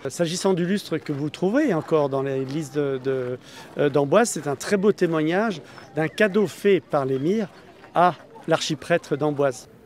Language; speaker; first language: French; native; French